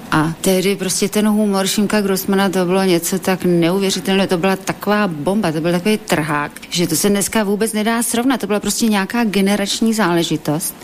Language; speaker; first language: Czech; native; Czech